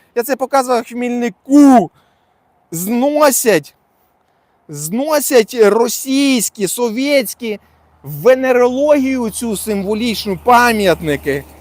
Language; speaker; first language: Ukrainian; non-native, local second language; Russian